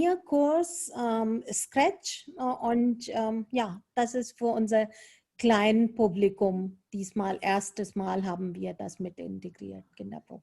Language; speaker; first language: German; non-native, fluent; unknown